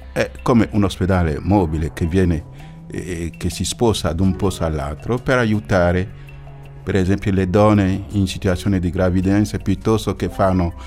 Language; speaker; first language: Italian; non-native, fluent; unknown